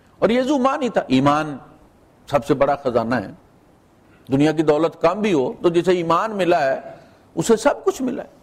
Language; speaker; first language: Urdu; non-native, local second language; Punjabi